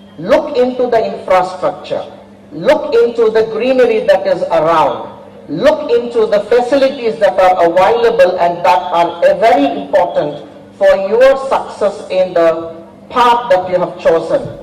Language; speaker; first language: English; non-native, local second language; Telugu